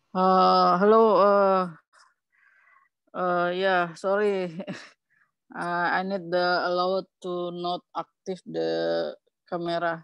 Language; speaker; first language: English; non-native, learner; Indonesian